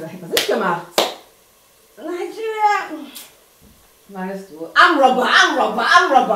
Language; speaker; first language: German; non-native, fluent; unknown